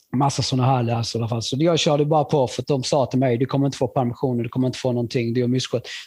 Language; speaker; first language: Swedish; early bilingual, other home language; Spanish